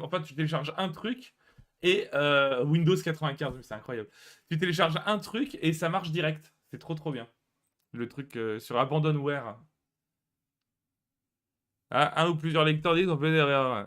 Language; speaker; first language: French; native; French